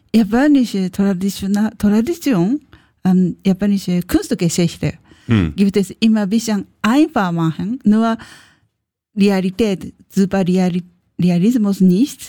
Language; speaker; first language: German; non-native, learner; Japanese